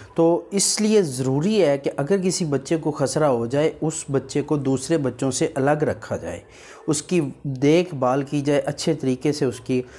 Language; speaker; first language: Urdu; native; Urdu